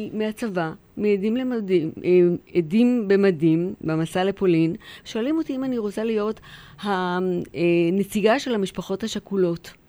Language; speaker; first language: Hebrew; early bilingual, other home language; Polish